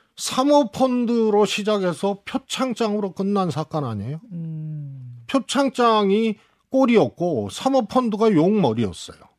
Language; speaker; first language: Korean; native; Korean